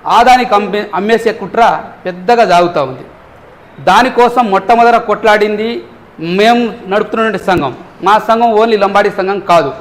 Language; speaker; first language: Telugu; non-native, local second language; Lambadi